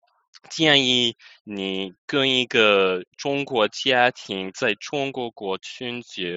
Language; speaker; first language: Chinese; non-native, fluent; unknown